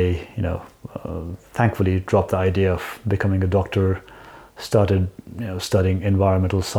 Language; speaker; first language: English; non-native, local second language; Nepali